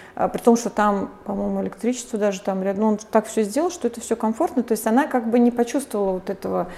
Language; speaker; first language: Russian; native; Russian